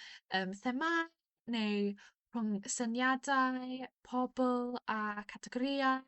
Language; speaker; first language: Welsh; non-native, local second language; English